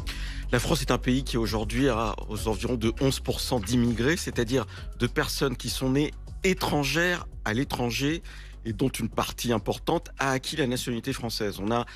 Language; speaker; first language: French; native; French